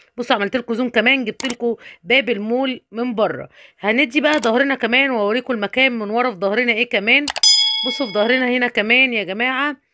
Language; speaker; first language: Arabic; native; Arabic